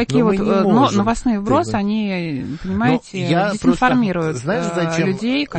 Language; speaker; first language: Russian; native; Russian